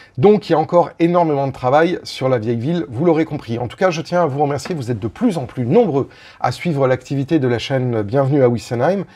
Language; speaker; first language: French; native; French